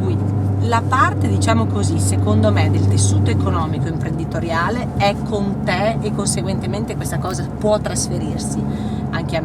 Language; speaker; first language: Italian; native; Italian